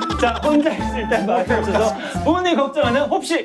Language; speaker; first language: Korean; native; Korean